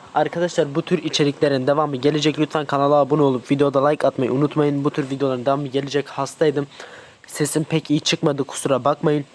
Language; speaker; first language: Turkish; non-native, local second language; Kurdish